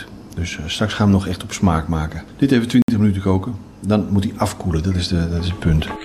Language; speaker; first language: Dutch; native; Dutch